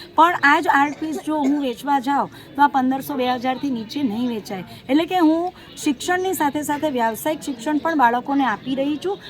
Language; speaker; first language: Gujarati; native; Gujarati